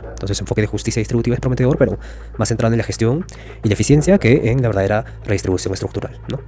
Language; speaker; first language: Spanish; native; Spanish